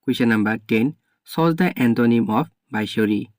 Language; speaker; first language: English; non-native, local second language; Assamese